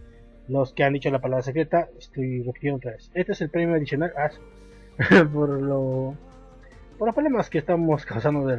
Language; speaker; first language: Spanish; native; Spanish